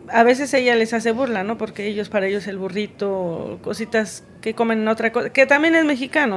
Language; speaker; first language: Spanish; native; Spanish